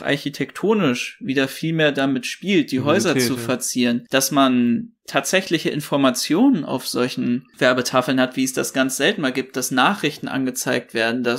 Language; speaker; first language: German; native; German